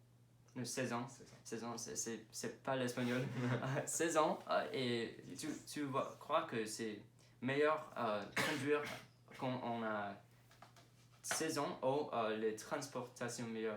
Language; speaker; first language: French; non-native, learner; English